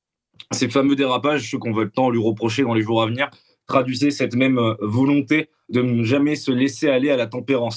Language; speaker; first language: French; native; French